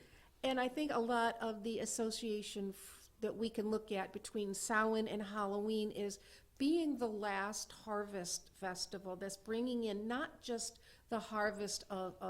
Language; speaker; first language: English; native; English